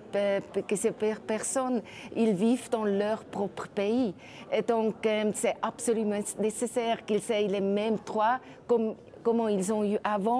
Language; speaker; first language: French; non-native, local second language; German